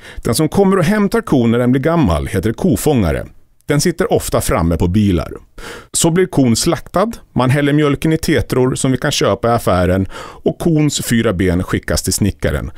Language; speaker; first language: Swedish; native; Swedish